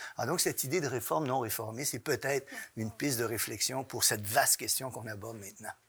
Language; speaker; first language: French; native; French